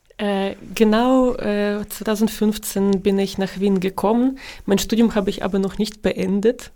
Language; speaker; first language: German; non-native, fluent; Ukrainian